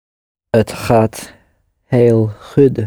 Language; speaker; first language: Dutch; non-native, learner; English